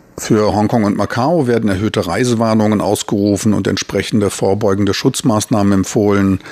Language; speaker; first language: German; native; German